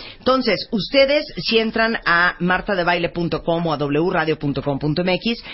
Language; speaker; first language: Spanish; early bilingual, other home language; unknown